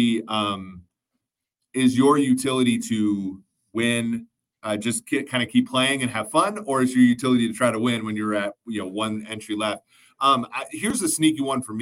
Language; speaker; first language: English; native; English